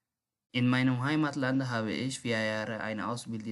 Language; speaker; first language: German; non-native, learner; Tigrinya